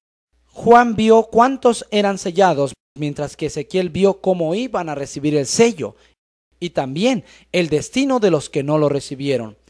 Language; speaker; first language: Spanish; native; Spanish